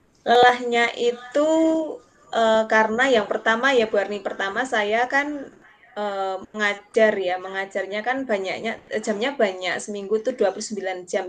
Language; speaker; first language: Indonesian; non-native, local second language; Javanese